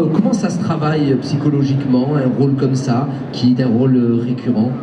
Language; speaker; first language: French; native; French